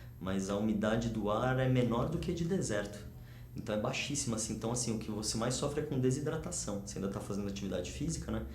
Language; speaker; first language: Portuguese; native; Portuguese